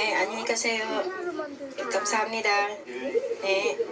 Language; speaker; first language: Korean; non-native, learner; Filipino